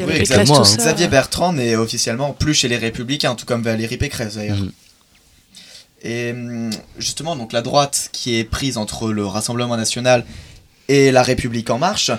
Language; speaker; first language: French; native; French